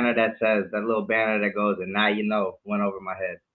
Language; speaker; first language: English; native; English